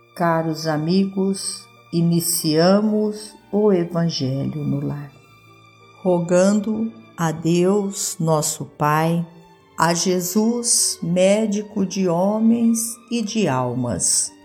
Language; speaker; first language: Portuguese; native; Portuguese